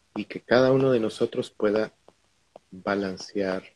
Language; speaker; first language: Spanish; native; Spanish